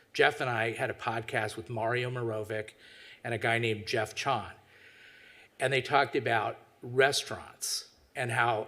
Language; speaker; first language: English; native; English